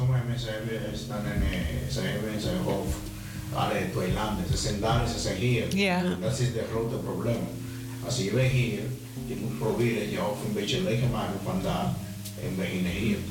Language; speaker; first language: Dutch; non-native, fluent; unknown